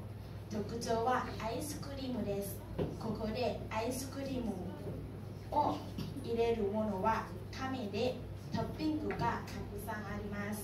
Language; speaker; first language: Japanese; non-native, learner; Thai